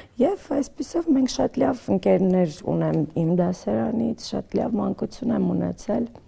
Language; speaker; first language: Armenian; early bilingual, other home language; Russian